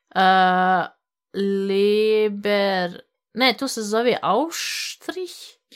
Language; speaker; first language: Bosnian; early bilingual, heritage; Bosnian